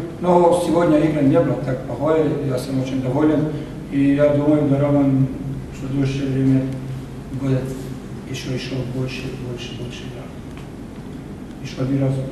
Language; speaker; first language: Russian; non-native, learner; Macedonian